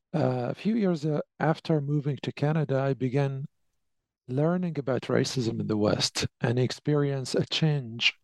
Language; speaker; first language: English; non-native, fluent; Arabic